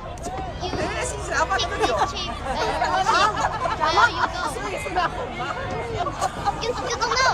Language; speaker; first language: English; non-native, learner; Chinese